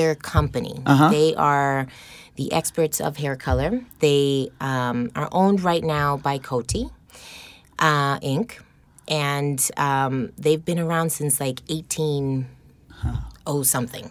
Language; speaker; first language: English; native; English